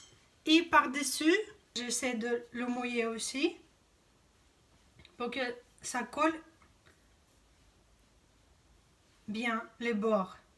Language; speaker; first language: French; non-native, fluent; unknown